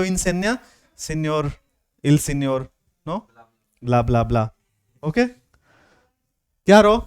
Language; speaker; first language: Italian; non-native, fluent; Hindi